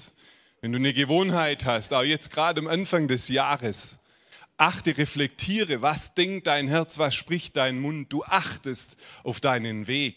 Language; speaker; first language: German; native; German